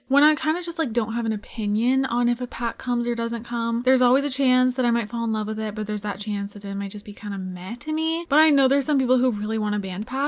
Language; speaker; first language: English; native; English